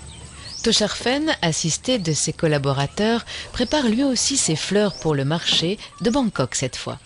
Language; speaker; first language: French; native; French